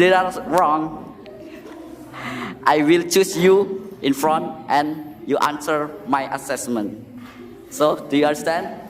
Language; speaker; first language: English; non-native, learner; Indonesian